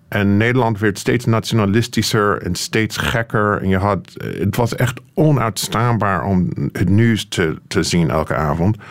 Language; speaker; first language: Dutch; non-native, fluent; English